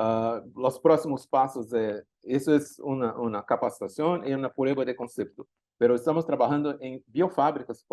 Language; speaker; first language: Spanish; non-native, learner; Portuguese